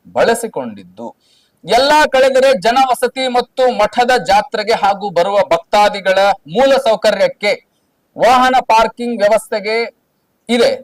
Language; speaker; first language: Kannada; native; Kannada